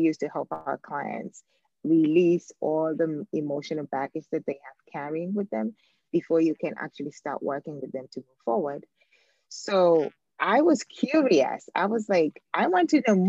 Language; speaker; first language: English; non-native, local second language; Ganda